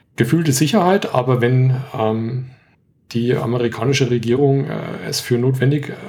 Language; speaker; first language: German; native; German